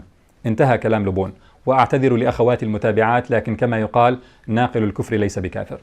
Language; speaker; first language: Arabic; native; Arabic